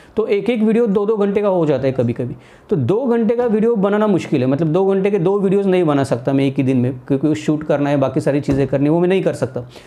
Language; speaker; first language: Hindi; non-native, local second language; Marathi